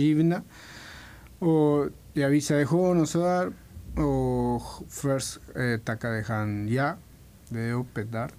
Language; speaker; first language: Swedish; non-native, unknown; Spanish